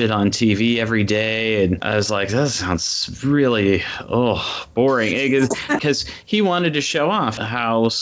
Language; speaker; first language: English; native; English